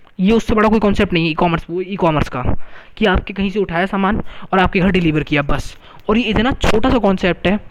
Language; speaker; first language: Hindi; native; Hindi